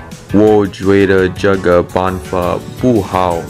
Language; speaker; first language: Chinese; non-native, learner; English